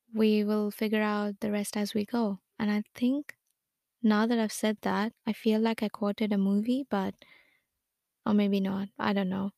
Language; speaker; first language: English; non-native, local second language; Hindi